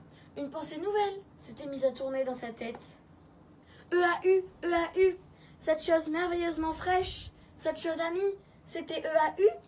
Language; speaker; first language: French; native; French